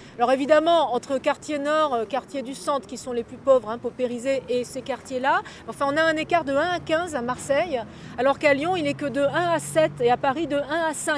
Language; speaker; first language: French; native; French